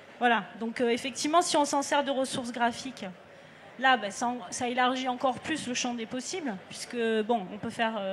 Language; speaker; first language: French; native; French